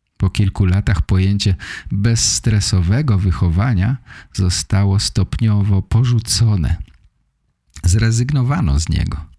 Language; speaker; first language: Polish; native; Polish